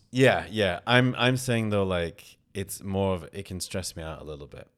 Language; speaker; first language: English; native; English